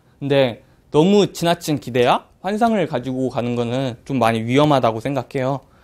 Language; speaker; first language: Korean; native; Korean